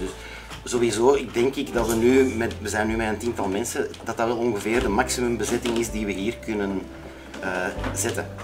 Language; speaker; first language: Dutch; native; Dutch